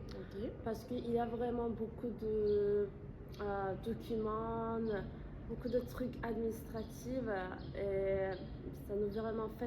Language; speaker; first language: French; non-native, fluent; Azerbaijani